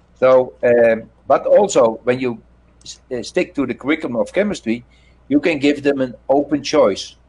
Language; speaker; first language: English; non-native, learner; Dutch